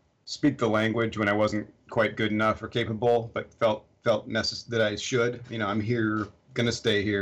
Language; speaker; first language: English; native; English